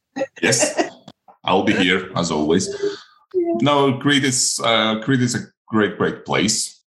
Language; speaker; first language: English; non-native, fluent; Greek